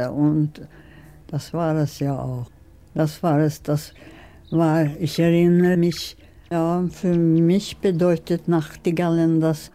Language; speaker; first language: German; non-native, fluent; Swedish